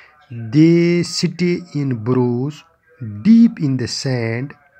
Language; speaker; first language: English; non-native, local second language; Kashmiri